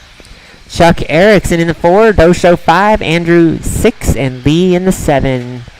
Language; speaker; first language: English; native; English